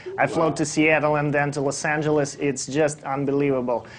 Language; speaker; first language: English; non-native, fluent; Russian